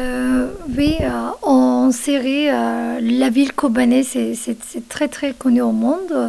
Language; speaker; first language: French; non-native, fluent; Kurdish